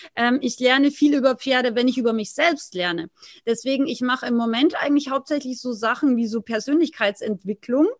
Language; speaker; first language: German; native; German